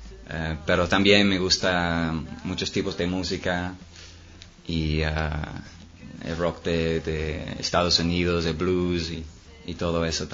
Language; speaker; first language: Spanish; non-native, fluent; English